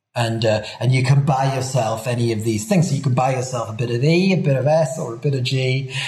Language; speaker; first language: English; native; English